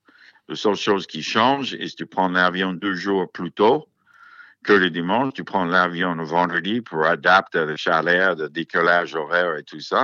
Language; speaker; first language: French; non-native, fluent; English